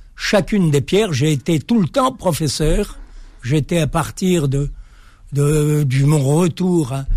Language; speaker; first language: French; native; French